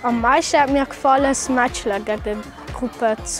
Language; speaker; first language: German; native; German